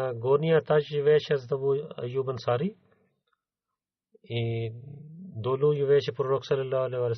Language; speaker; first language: Bulgarian; non-native, fluent; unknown